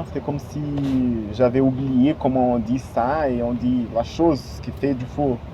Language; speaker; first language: French; non-native, fluent; Portuguese